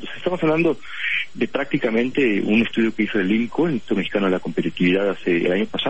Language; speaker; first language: Spanish; native; Spanish